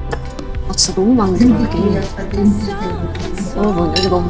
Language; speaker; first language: Korean; non-native, fluent; Mongolian